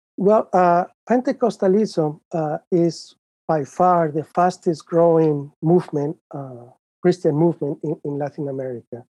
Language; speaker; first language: English; non-native, fluent; Spanish